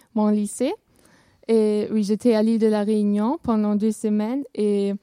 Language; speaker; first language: French; non-native, fluent; German